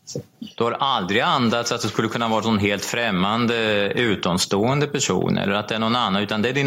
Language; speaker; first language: Swedish; native; Swedish